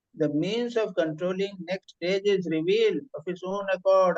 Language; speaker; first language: English; non-native, local second language; Hindi